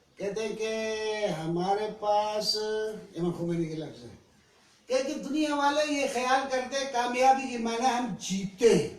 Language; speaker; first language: Urdu; non-native, local second language; Baluchi